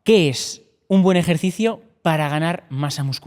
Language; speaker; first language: Spanish; native; Spanish